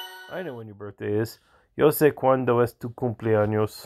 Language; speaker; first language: Spanish; non-native, learner; English